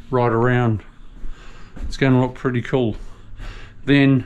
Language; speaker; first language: English; native; English